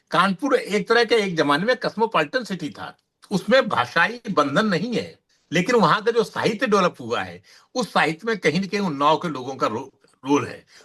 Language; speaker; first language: Hindi; native; Hindi